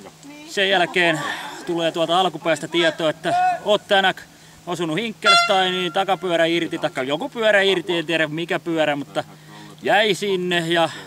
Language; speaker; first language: Finnish; native; Finnish